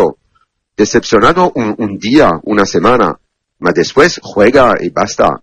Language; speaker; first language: Spanish; non-native, learner; Italian